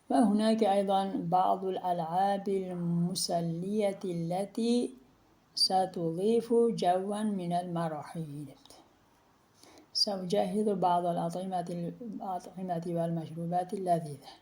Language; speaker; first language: Arabic; non-native, fluent; Uzbek